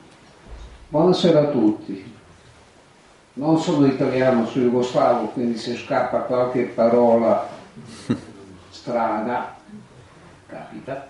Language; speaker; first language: Italian; non-native, fluent; Croatian